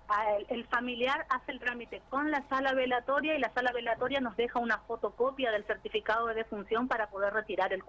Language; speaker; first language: Spanish; native; Spanish